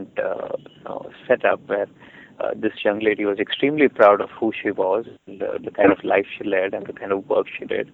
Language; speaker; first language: English; non-native, local second language; Hindi